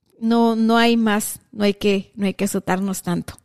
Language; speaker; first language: Spanish; native; Spanish